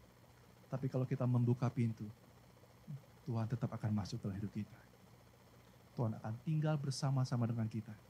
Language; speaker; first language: Indonesian; native; Indonesian